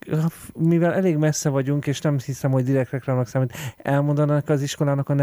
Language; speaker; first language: Hungarian; native; Hungarian